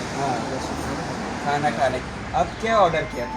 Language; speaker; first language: Hindi; non-native, learner; Bangla